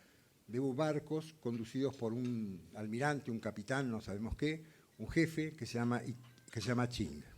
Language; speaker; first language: Spanish; native; Spanish